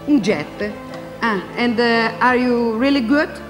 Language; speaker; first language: English; non-native, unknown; Italian